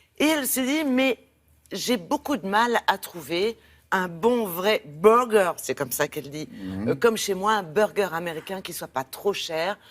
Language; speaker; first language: French; native; French